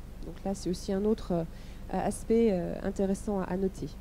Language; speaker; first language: French; native; French